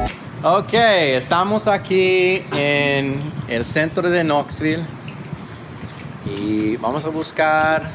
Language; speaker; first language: Spanish; non-native, learner; English